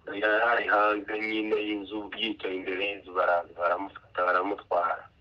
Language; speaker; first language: Kinyarwanda; native; Kinyarwanda